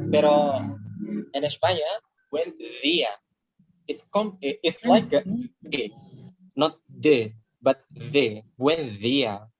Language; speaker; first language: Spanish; non-native, learner; Indonesian